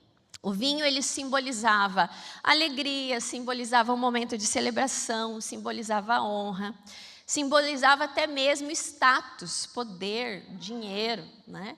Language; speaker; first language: Portuguese; native; Portuguese